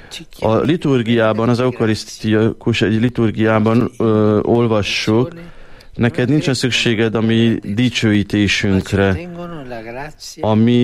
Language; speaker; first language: Hungarian; native; Hungarian